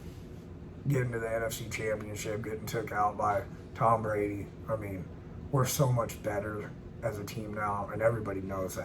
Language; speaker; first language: English; native; English